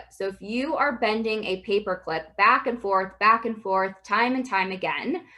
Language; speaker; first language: English; native; English